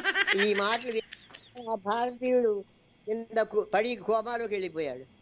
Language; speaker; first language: Telugu; native; Telugu